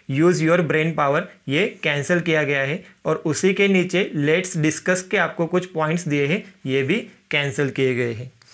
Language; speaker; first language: Hindi; non-native, local second language; Marathi